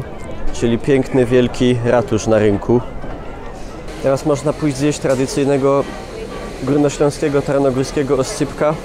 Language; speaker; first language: Polish; native; Polish